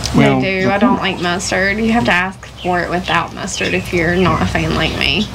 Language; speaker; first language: English; native; English